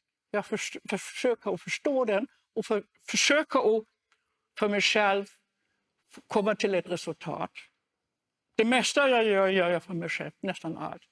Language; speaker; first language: Swedish; non-native, fluent; German